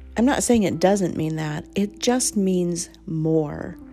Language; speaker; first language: English; native; English